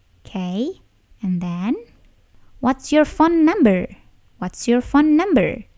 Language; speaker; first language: English; non-native, learner; Indonesian